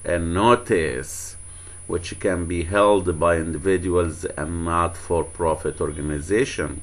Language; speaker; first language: English; non-native, fluent; Arabic